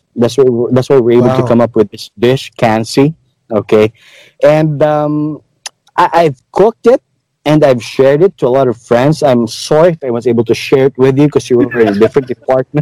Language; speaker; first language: English; non-native, local second language; Hiligaynon